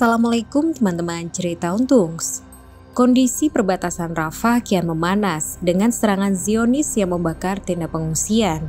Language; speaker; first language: Indonesian; native; Indonesian